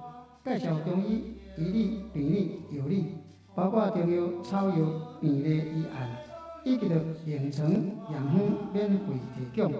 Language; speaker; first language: Chinese; non-native, local second language; Min Nan Chinese